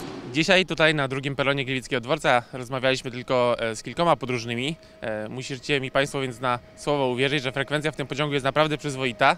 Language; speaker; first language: Polish; native; Polish